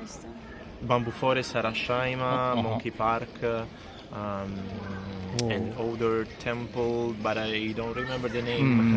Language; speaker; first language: English; non-native, learner; Italian